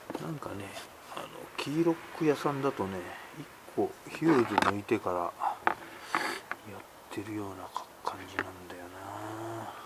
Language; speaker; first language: Japanese; native; Japanese